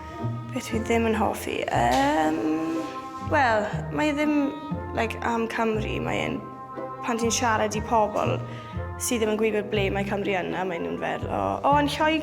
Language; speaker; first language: Welsh; non-native, local second language; English